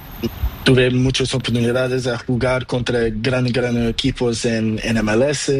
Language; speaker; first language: Spanish; non-native, learner; Portuguese